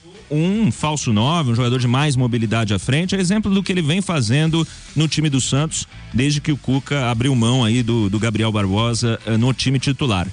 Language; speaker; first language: Portuguese; native; Portuguese